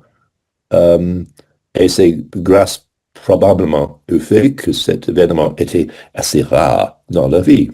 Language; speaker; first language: French; non-native, fluent; English